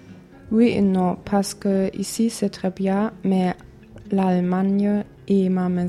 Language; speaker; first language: French; non-native, learner; German